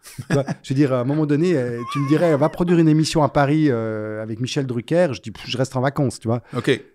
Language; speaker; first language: French; native; French